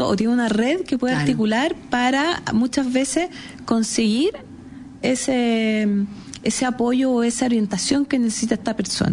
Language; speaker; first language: Spanish; native; Spanish